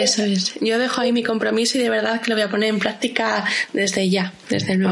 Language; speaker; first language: Spanish; native; Spanish